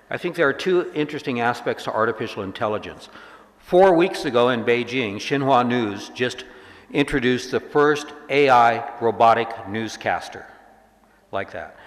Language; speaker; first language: English; native; English